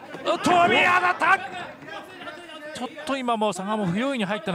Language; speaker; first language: Japanese; native; Japanese